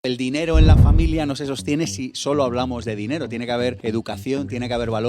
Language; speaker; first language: Spanish; native; Spanish